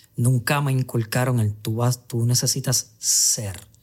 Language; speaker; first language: Spanish; native; Spanish